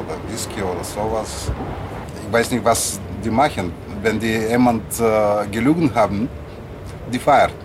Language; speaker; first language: German; native; German